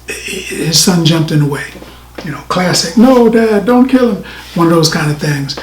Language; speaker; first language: English; native; English